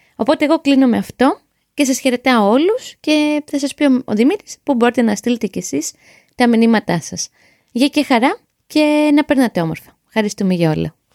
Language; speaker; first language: Greek; native; Greek